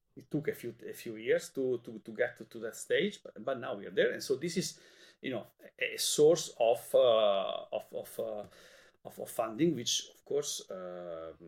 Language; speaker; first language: English; non-native, fluent; Italian